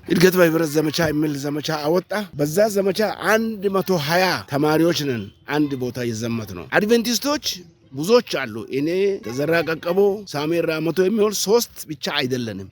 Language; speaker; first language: Amharic; non-native, local second language; Oromo